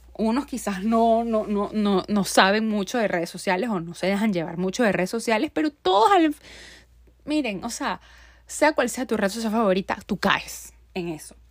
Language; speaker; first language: Spanish; native; Spanish